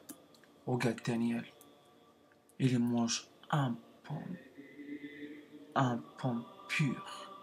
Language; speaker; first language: French; non-native, learner; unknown